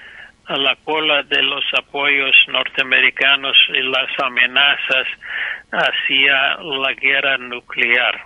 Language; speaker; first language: Spanish; non-native, fluent; English